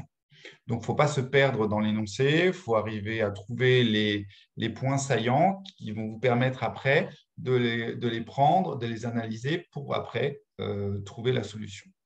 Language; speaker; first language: French; native; French